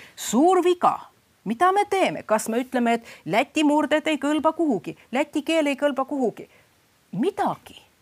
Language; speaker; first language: Estonian; non-native, fluent; Russian